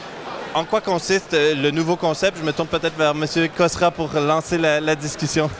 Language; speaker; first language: French; native; French